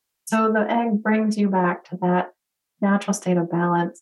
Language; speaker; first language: English; native; English